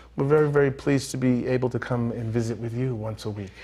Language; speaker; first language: English; native; English